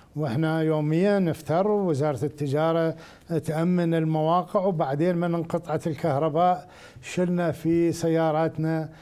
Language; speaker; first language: Arabic; native; Arabic